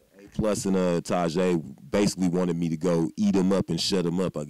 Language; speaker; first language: English; native; English